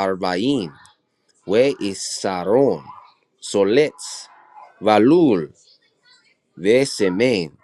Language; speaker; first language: Hebrew; non-native, learner; English